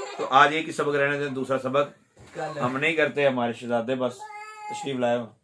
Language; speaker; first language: Urdu; non-native, local second language; Punjabi